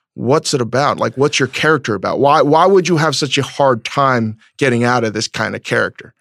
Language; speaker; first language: English; native; English